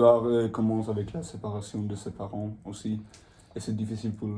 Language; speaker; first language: French; non-native, learner; Swedish